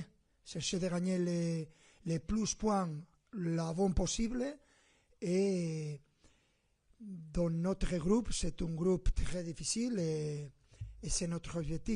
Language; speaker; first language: French; non-native, fluent; Spanish